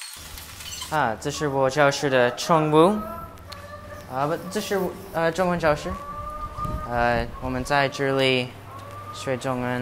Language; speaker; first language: Chinese; non-native, learner; English